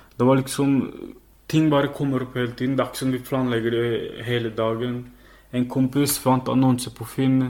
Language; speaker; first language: Norwegian; early bilingual, other home language; Filipino